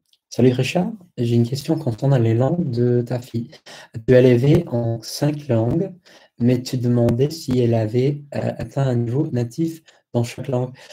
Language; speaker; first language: French; non-native, fluent; English